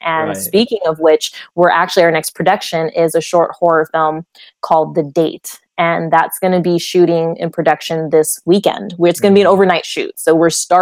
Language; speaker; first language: English; native; English